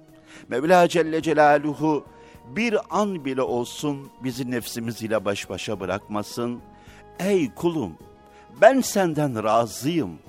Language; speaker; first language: Turkish; native; Turkish